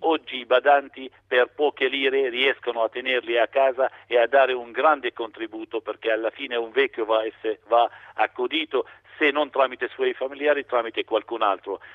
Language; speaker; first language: Italian; non-native, fluent; Arabic